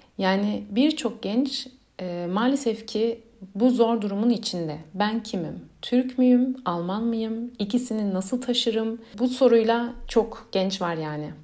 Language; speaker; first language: Turkish; early bilingual, heritage; Turkish